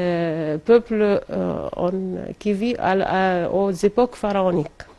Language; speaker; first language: French; non-native, fluent; Arabic